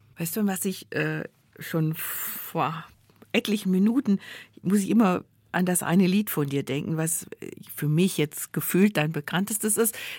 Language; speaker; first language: German; native; German